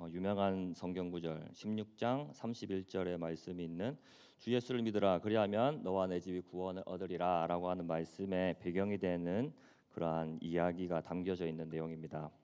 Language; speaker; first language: Korean; native; Korean